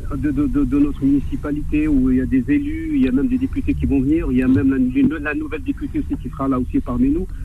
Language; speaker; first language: French; native; French